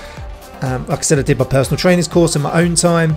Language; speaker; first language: English; native; English